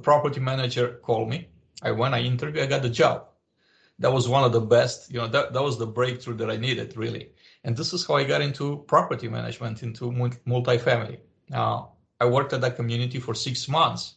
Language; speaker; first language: English; non-native, fluent; Romanian